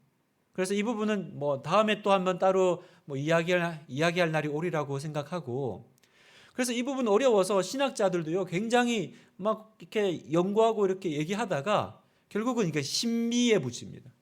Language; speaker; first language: Korean; native; Korean